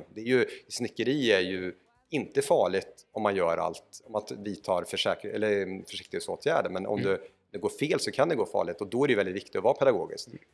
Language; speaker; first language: Swedish; native; Swedish